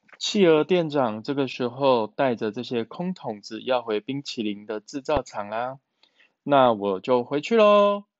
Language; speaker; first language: Chinese; native; Chinese